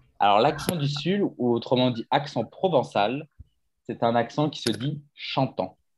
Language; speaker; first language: French; native; French